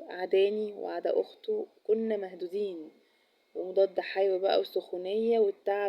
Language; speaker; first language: Arabic; native; Arabic